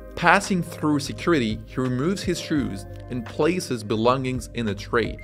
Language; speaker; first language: English; non-native, fluent; French